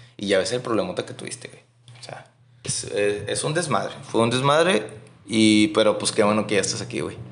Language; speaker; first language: Spanish; native; Spanish